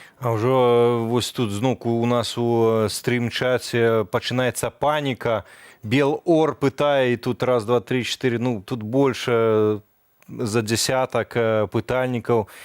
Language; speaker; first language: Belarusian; native; Belarusian